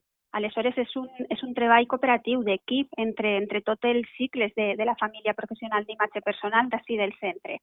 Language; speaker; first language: Catalan; native; Catalan